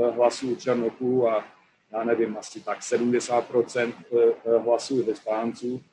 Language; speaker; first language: Czech; non-native, fluent; English